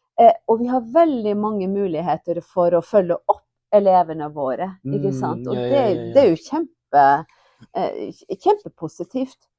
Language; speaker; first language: Norwegian; non-native, local second language; Northern Sami